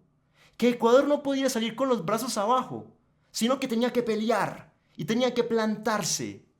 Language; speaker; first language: Spanish; native; Spanish